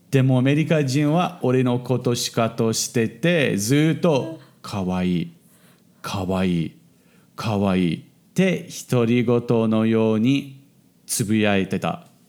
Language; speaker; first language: Japanese; non-native, fluent; English